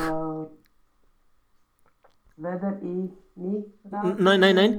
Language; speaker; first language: German; non-native, learner; Romanian